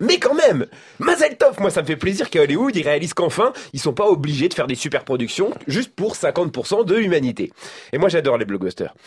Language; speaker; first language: French; native; French